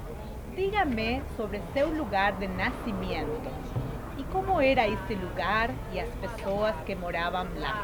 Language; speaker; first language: Portuguese; non-native, fluent; Spanish